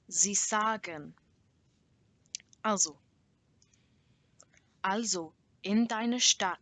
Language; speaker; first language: German; non-native, learner; English